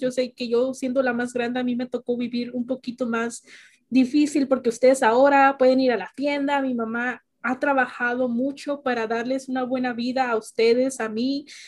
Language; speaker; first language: Spanish; early bilingual, heritage; Spanish